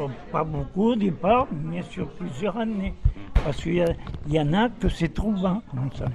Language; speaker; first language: French; native; French